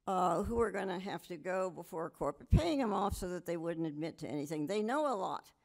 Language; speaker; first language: English; native; English